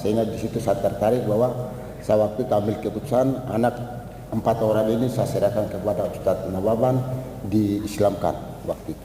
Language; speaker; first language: Indonesian; non-native, local second language; Tetum